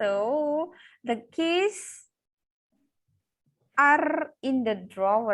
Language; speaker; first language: English; non-native, local second language; Indonesian